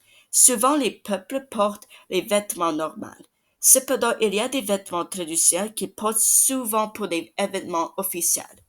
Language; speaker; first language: French; non-native, learner; English